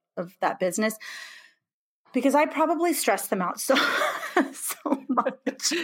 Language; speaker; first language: English; native; English